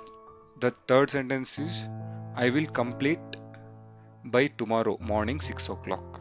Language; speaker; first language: English; non-native, local second language; Kannada